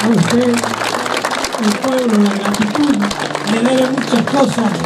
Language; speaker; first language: Spanish; native; Spanish